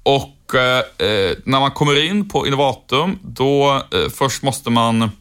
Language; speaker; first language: Swedish; native; Swedish